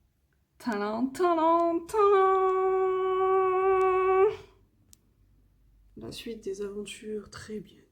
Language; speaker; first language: French; native; French